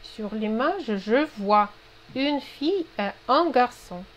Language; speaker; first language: French; non-native, fluent; Russian